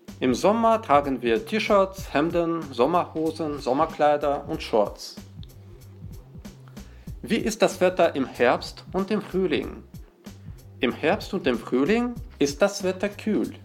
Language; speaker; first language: German; non-native, fluent; Russian